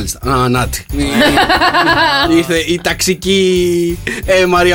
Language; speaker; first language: Greek; native; Greek